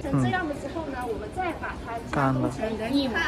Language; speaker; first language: Chinese; native; Chinese